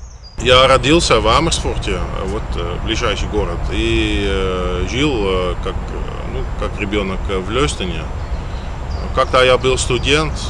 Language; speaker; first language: Russian; non-native, fluent; Dutch